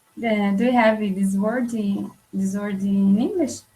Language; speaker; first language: English; non-native, learner; Portuguese